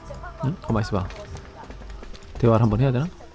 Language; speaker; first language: Korean; native; Korean